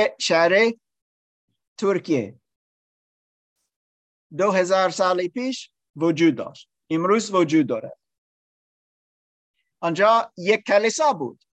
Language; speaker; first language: Persian; non-native, learner; English